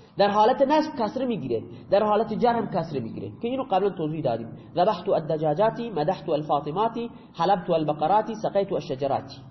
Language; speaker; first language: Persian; non-native, local second language; Baluchi